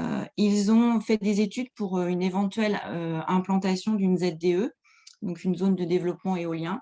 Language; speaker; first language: French; native; French